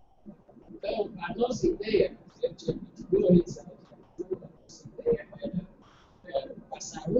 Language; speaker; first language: Portuguese; non-native, fluent; English